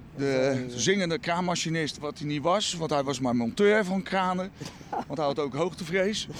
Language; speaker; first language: Dutch; native; Dutch